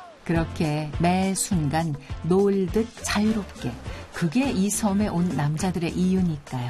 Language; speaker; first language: Korean; native; Korean